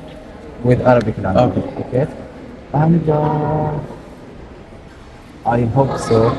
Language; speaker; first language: English; non-native, learner; Arabic